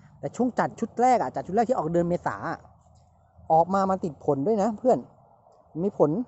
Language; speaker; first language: Thai; native; Thai